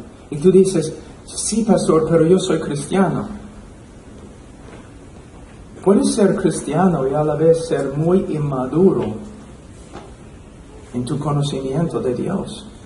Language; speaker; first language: Spanish; non-native, fluent; English